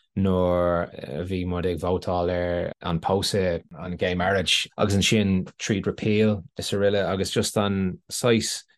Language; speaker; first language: Irish; non-native, local second language; English